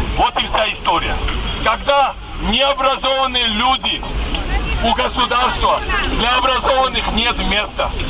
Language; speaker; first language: Russian; non-native, local second language; Georgian